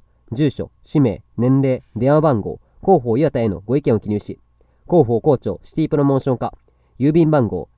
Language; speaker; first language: Japanese; native; Japanese